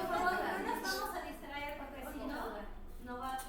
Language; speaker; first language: Spanish; native; Spanish